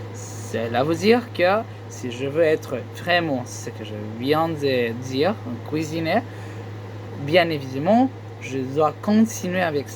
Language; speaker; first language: French; non-native, learner; Spanish